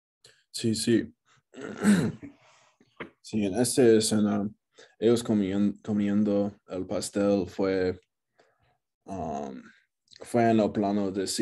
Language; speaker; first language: Spanish; non-native, learner; English